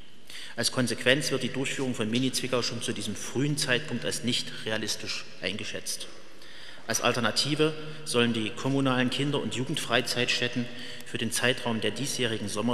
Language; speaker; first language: German; native; German